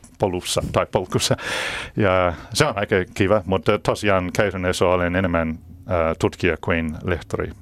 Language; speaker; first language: Finnish; non-native, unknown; English